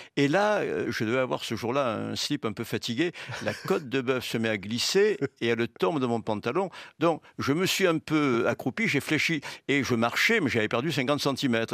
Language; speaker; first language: French; native; French